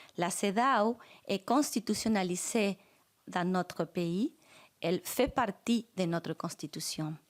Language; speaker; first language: French; non-native, fluent; Spanish